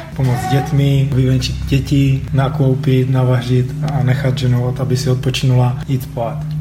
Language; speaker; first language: Czech; native; Czech